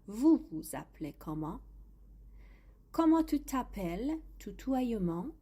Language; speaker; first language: French; non-native, fluent; Persian